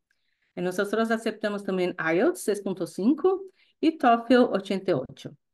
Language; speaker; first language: Spanish; non-native, fluent; Portuguese